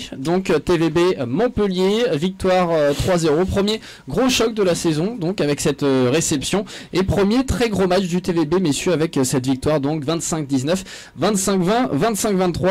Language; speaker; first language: French; native; French